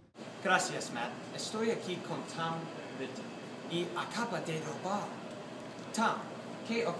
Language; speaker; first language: Spanish; non-native, learner; English